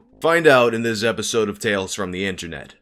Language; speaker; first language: English; native; English